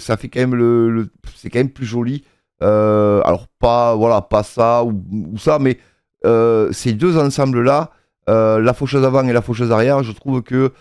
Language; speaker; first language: French; native; French